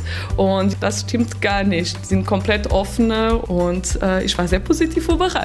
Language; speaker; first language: German; non-native, fluent; Portuguese